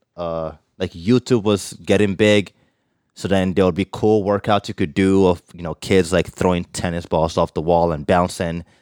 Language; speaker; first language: English; non-native, local second language; Yoruba